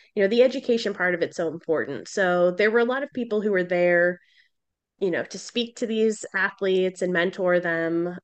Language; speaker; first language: English; native; English